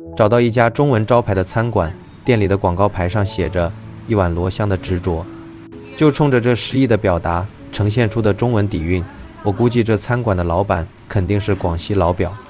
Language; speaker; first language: Chinese; native; Chinese